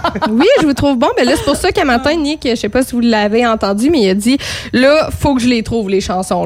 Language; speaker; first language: French; native; French